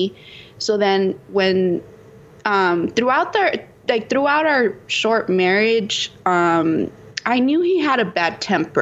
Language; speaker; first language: English; early bilingual, other home language; Spanish